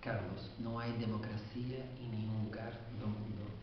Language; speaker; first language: Spanish; non-native, fluent; Portuguese